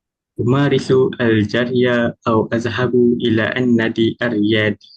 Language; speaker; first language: Arabic; non-native, learner; Malay